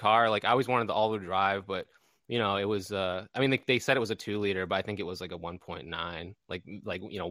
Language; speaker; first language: English; native; English